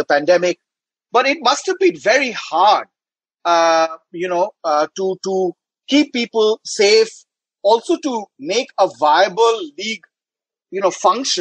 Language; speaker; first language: English; non-native, local second language; Bangla